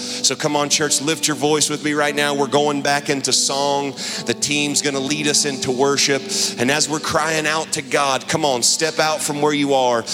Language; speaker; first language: English; native; English